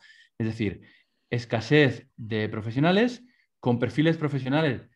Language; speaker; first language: Spanish; native; Spanish